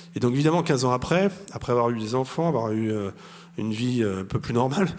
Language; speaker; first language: French; native; French